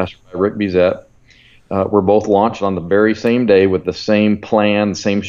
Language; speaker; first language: English; native; English